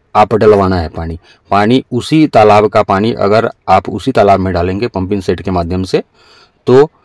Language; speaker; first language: Hindi; native; Hindi